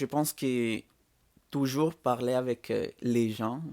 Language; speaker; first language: French; non-native, fluent; Spanish